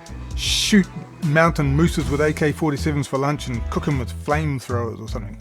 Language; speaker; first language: English; native; English